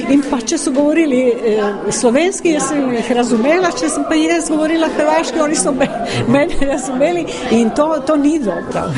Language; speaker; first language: Slovenian; non-native, learner; Croatian